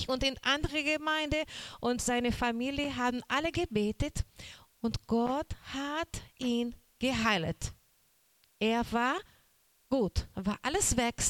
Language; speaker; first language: German; non-native, learner; Portuguese